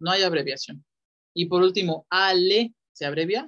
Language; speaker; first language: Spanish; native; Spanish